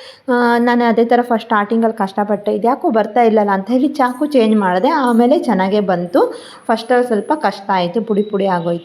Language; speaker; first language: Kannada; native; Kannada